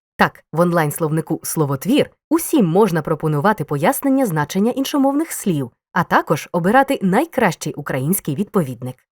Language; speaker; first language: Ukrainian; native; Ukrainian